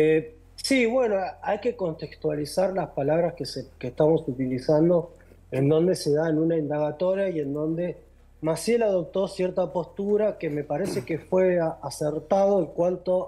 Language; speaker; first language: Spanish; native; Spanish